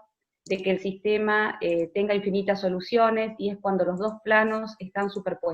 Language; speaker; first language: Spanish; native; Spanish